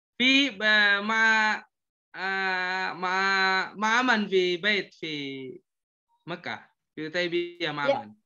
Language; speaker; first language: Arabic; non-native, learner; Indonesian